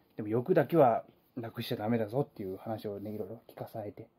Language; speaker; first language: Japanese; native; Japanese